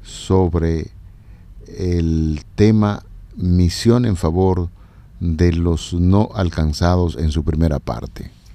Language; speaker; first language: Spanish; native; Spanish